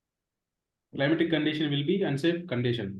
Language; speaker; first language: English; non-native, local second language; Telugu